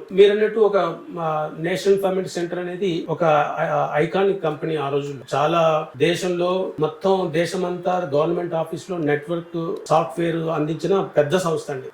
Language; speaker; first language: Telugu; native; Telugu